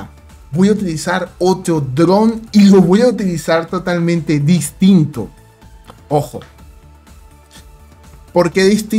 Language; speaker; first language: Spanish; native; Spanish